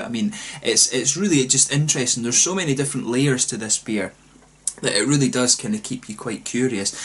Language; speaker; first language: English; native; English